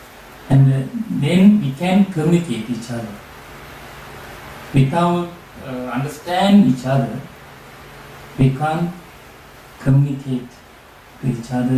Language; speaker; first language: English; non-native, learner; Sinhala